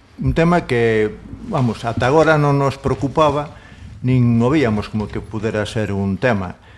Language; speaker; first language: Galician; non-native, local second language; Spanish